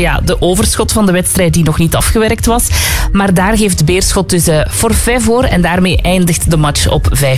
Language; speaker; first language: Dutch; native; Dutch